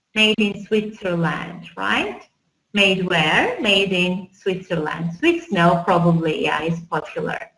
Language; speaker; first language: English; non-native, fluent; Armenian